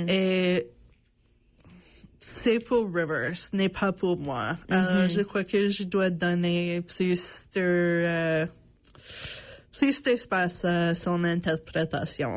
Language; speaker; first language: French; non-native, local second language; English